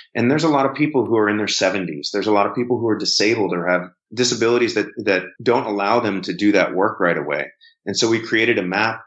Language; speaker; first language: English; native; English